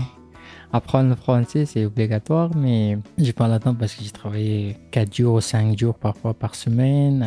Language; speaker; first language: French; non-native, learner; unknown